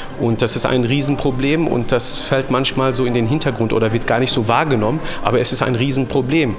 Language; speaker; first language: German; non-native, fluent; Turkish